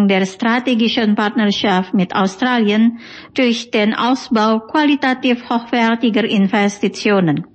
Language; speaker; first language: German; non-native, fluent; Indonesian